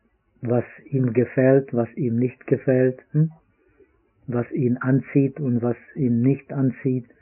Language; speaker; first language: German; non-native, fluent; Czech